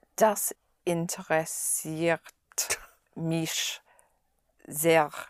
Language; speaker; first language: German; non-native, learner; English